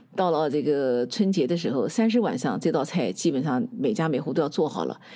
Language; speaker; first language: Chinese; native; Chinese